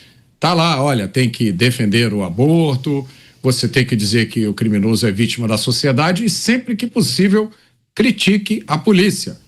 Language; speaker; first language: Portuguese; native; Portuguese